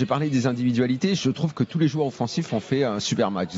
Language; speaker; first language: French; native; French